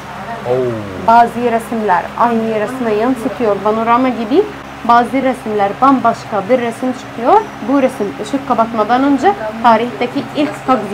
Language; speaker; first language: Turkish; non-native, fluent; Arabic